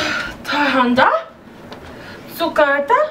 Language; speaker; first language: Japanese; non-native, learner; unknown